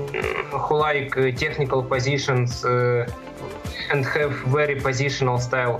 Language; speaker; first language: English; non-native, learner; Russian